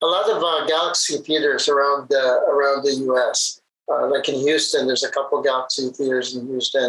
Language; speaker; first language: English; non-native, local second language; Hiligaynon